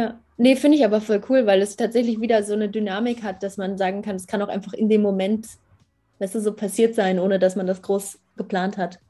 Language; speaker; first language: German; native; German